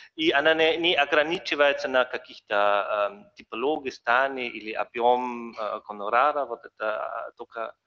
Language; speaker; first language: Russian; non-native, learner; German